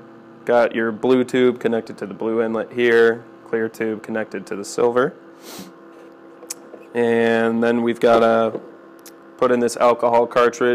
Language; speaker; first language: English; native; English